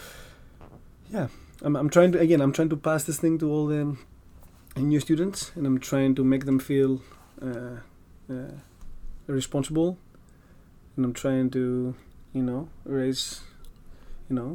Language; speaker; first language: English; non-native, fluent; Greek